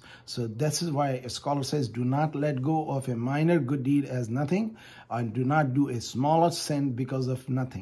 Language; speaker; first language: English; non-native, fluent; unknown